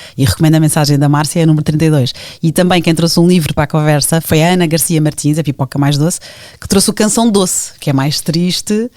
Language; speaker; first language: Portuguese; native; Portuguese